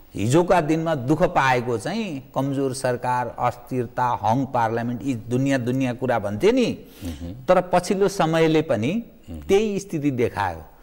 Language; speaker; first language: Nepali; native; Nepali